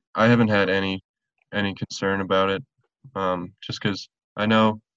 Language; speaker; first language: English; native; English